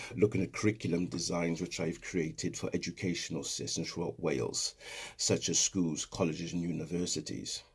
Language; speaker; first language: English; native; English